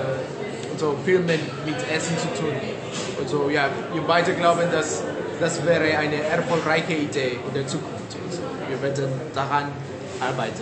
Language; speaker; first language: German; non-native, fluent; Spanish